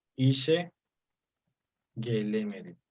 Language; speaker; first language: Turkish; non-native, learner; Spanish